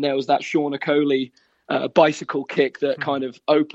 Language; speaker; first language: English; native; English